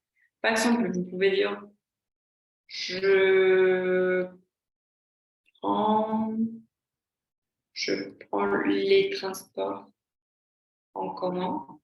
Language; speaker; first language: French; non-native, fluent; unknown